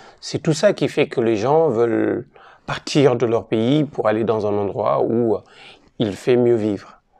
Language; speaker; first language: French; native; French